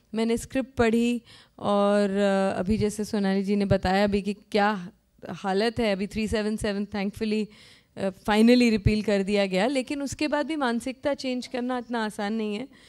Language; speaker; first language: Hindi; native; Hindi